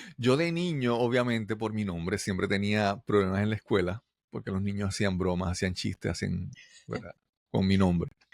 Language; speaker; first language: Spanish; native; Spanish